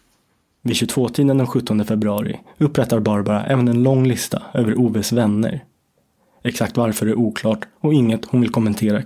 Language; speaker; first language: Swedish; native; Swedish